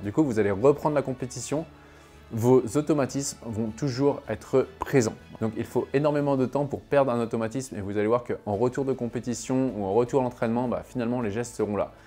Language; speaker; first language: French; native; French